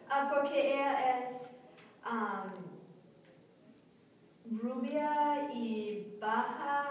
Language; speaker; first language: Spanish; non-native, learner; English